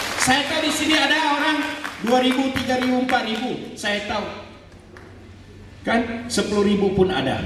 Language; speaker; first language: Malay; non-native, local second language; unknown